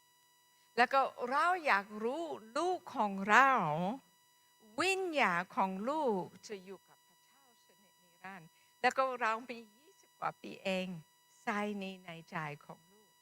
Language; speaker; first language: Thai; non-native, fluent; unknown